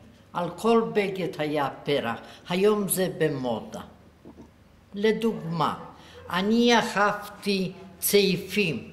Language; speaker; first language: Hebrew; non-native, fluent; Yiddish